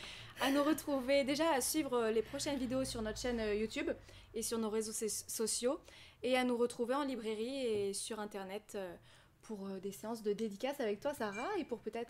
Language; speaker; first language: French; native; French